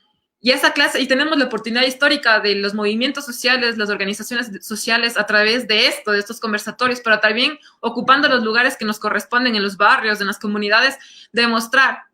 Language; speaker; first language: Spanish; native; Spanish